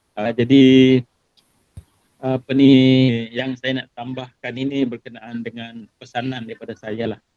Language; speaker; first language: Malay; native; Malay